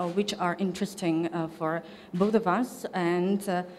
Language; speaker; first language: English; non-native, fluent; Slovak